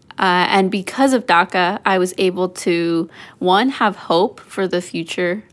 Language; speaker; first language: English; early bilingual, other home language; Spanish